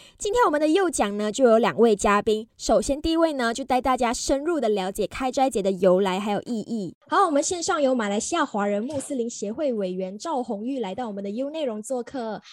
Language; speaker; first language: Chinese; native; Chinese